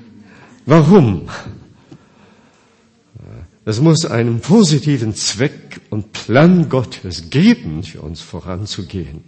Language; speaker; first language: German; non-native, fluent; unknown